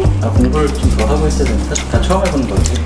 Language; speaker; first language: Korean; native; Korean